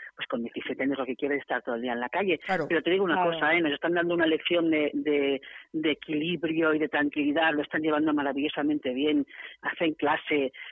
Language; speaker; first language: Spanish; native; Spanish